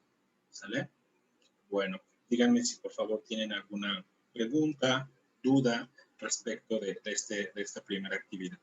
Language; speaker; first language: Spanish; native; Spanish